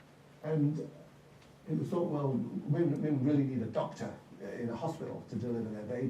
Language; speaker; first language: English; native; English